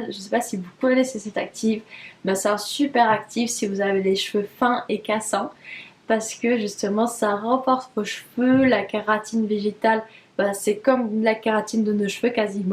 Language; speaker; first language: French; native; French